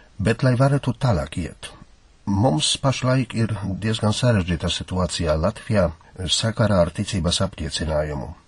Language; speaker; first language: Latvian; non-native, fluent; Polish